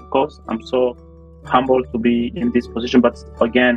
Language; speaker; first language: English; non-native, learner; Rundi